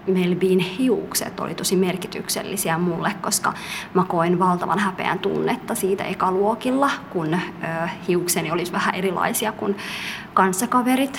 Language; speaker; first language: Finnish; early bilingual, other home language; Somali